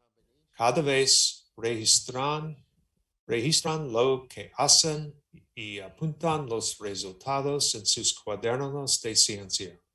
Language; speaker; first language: Spanish; non-native, learner; English